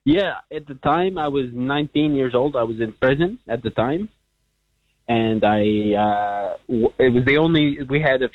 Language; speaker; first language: English; non-native, fluent; Spanish